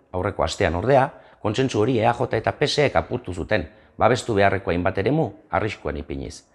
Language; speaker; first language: Basque; native; Basque